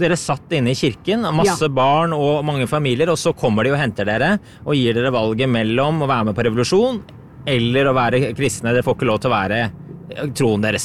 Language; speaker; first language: Norwegian; native; Norwegian